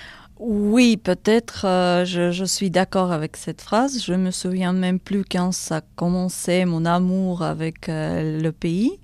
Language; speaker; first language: French; non-native, fluent; Russian